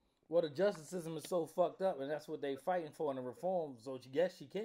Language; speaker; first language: English; native; English